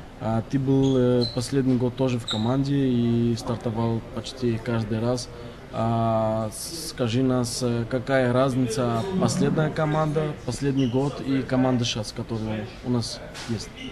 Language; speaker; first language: Russian; non-native, learner; Greek